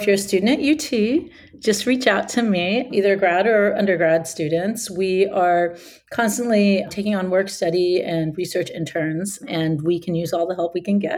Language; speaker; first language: English; native; English